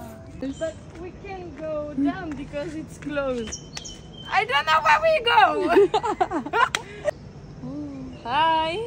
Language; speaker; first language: English; non-native, learner; French